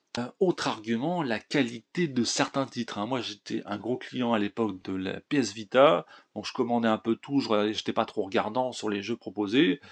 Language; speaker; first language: French; native; French